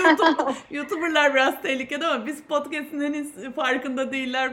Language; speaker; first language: Turkish; native; Turkish